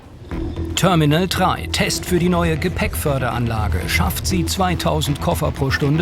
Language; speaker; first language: German; native; German